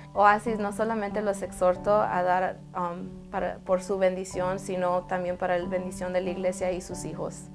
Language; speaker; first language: Spanish; early bilingual, heritage; Spanish